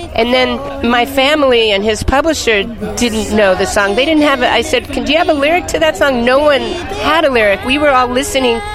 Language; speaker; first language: English; native; English